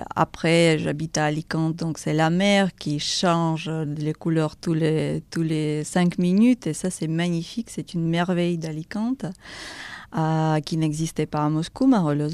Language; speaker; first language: French; non-native, fluent; Russian